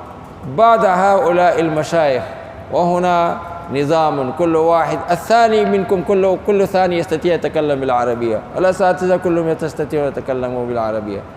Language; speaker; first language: Arabic; non-native, fluent; Urdu